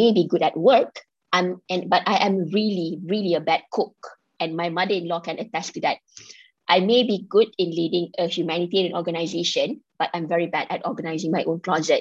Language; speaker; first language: English; non-native, local second language; Malay